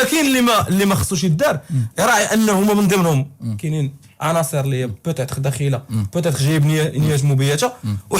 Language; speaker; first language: Arabic; native; Arabic